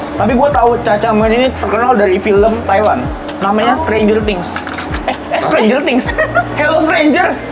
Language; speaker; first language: Indonesian; native; Indonesian